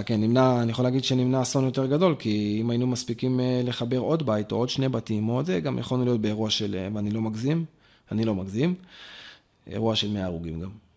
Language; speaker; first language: Hebrew; native; Hebrew